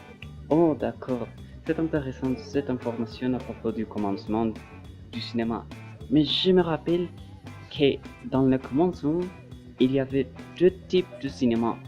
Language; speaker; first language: French; non-native, learner; Spanish